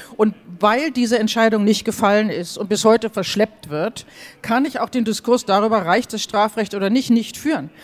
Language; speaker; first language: German; native; German